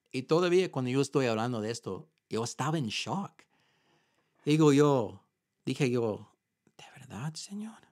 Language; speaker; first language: Spanish; early bilingual, heritage; Spanish